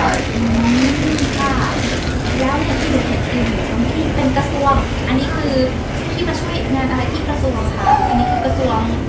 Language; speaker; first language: Thai; native; Thai